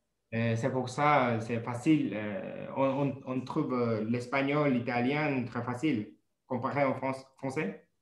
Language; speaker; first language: French; non-native, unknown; Japanese